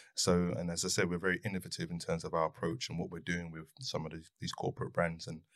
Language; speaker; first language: English; native; English